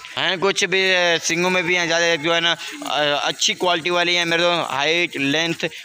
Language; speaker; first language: Urdu; non-native, local second language; Saraiki